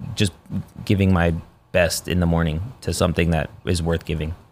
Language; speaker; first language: English; early bilingual, other home language; Filipino